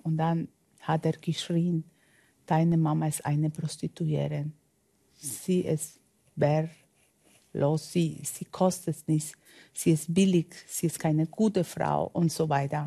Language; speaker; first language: German; non-native, learner; Spanish